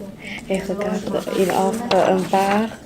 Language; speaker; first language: French; non-native, learner; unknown